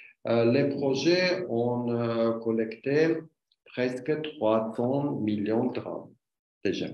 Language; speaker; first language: French; non-native, learner; Armenian